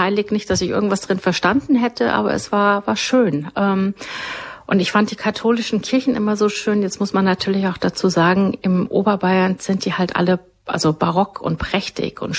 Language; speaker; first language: German; native; German